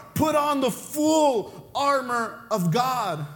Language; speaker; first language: English; non-native, fluent; Spanish